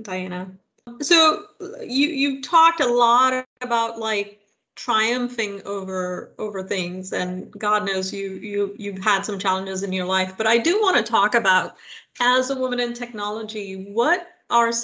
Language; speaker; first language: English; non-native, local second language; Hindi